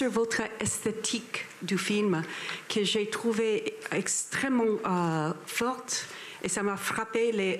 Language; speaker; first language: French; non-native, fluent; English